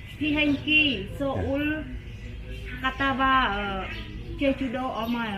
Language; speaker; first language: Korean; non-native, learner; Khmer